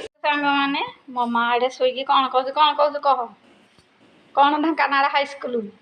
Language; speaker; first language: Odia; native; Odia